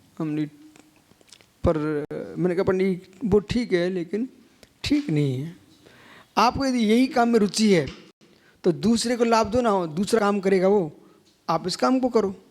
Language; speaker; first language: Hindi; native; Hindi